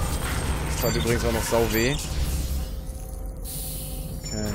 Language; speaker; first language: German; native; German